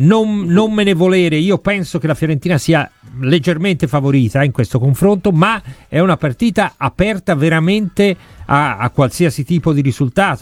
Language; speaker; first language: Italian; native; Italian